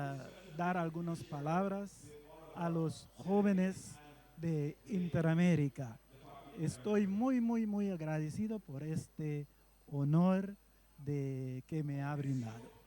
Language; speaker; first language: Spanish; non-native, fluent; Papiamento